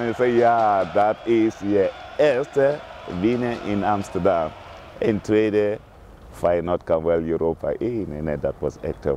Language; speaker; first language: Dutch; non-native, fluent; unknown